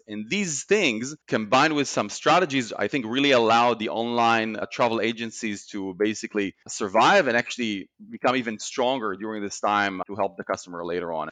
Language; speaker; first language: English; non-native, fluent; Hebrew